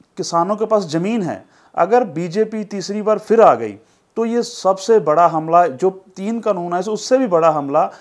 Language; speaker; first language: Hindi; non-native, local second language; Punjabi